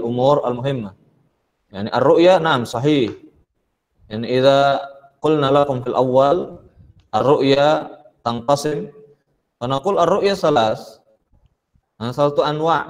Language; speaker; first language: Arabic; non-native, fluent; Indonesian